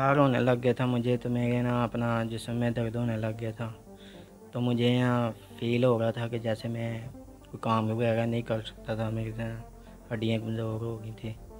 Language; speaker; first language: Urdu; non-native, local second language; Punjabi